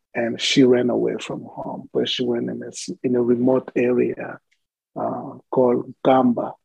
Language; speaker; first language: English; non-native, fluent; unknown